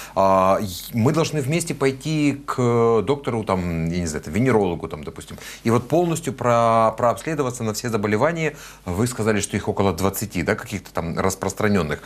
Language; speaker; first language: Russian; native; Russian